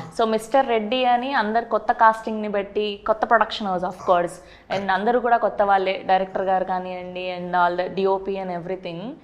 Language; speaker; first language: Telugu; native; Telugu